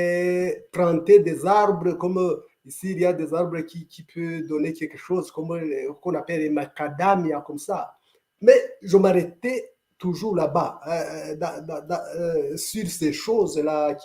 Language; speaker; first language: French; non-native, local second language; Kinyarwanda